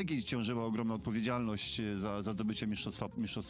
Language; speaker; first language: Polish; native; Polish